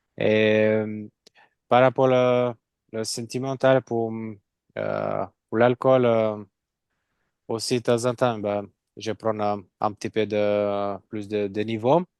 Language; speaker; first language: French; non-native, learner; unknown